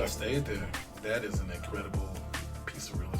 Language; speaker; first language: English; native; English